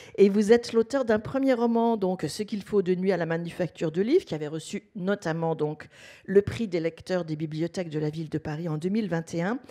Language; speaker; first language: French; native; French